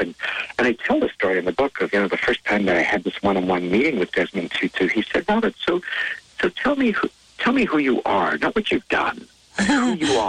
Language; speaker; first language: English; native; English